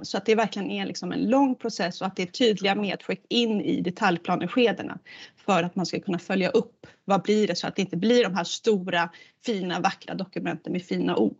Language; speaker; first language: Swedish; native; Swedish